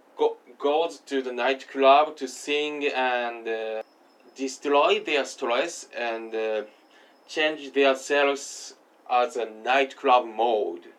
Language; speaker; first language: English; non-native, learner; Japanese